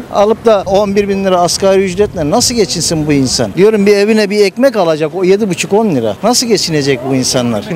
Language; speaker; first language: Turkish; native; Turkish